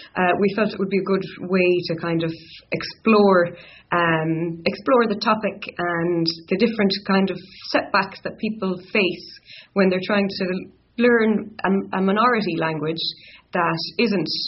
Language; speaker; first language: English; non-native, local second language; Irish